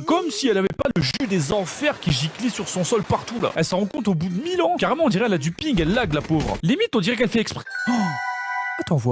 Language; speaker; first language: French; native; French